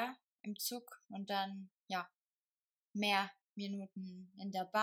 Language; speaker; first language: German; non-native, fluent; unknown